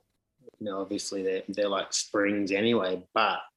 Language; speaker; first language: English; native; English